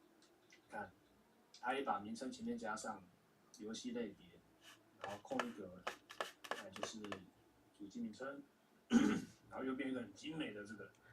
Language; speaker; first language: Chinese; native; Chinese